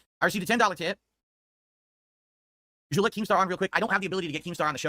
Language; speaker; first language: English; native; English